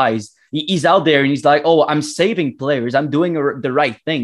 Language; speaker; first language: English; non-native, fluent; French